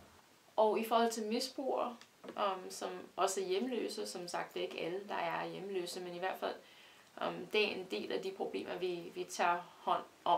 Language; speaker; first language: Danish; non-native, fluent; English